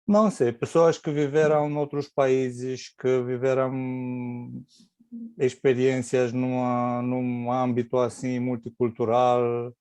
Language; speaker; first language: Portuguese; non-native, fluent; Romanian